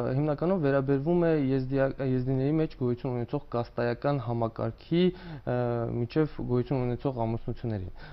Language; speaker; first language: Armenian; non-native, local second language; Kurdish